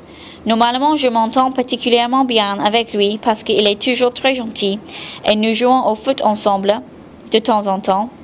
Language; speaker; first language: French; non-native, fluent; English